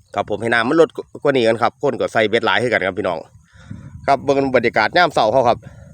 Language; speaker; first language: Thai; native; Thai